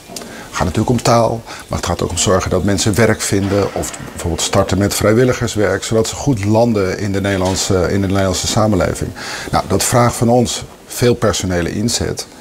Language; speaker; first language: Dutch; native; Dutch